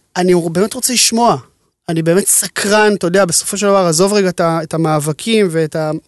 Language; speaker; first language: Hebrew; native; Hebrew